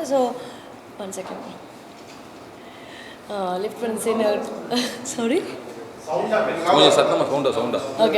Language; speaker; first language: Tamil; non-native, learner; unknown